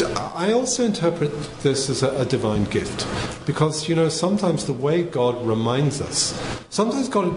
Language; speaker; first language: English; native; English